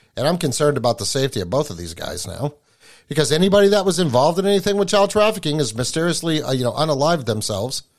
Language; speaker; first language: English; native; English